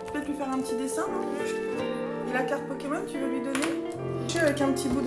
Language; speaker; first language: French; native; French